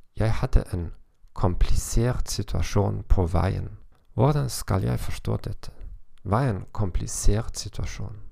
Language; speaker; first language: Norwegian; non-native, learner; German